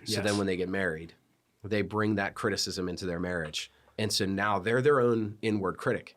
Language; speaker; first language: English; native; English